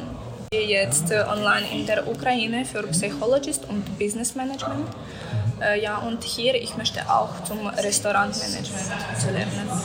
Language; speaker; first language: German; non-native, learner; Ukrainian